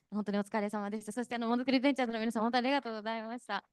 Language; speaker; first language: Japanese; native; Japanese